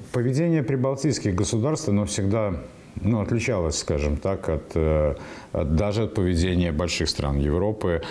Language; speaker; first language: Russian; native; Russian